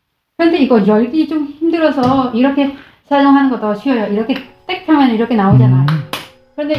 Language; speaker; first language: Korean; non-native, fluent; Vietnamese